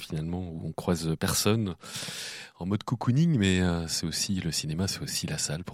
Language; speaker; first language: French; native; French